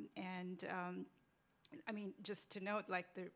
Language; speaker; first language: English; non-native, local second language; Urdu